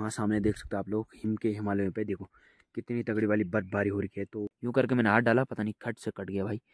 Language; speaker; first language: Hindi; native; Hindi